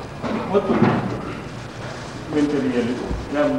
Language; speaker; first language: Russian; non-native, learner; Arabic